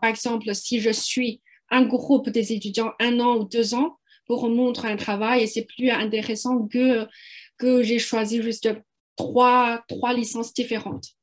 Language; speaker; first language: French; non-native, fluent; Chinese